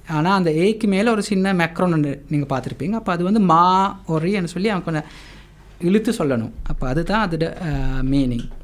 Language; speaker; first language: Tamil; non-native, local second language; Sinhala